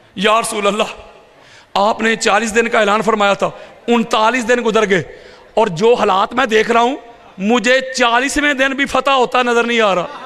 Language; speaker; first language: Urdu; non-native, local second language; Punjabi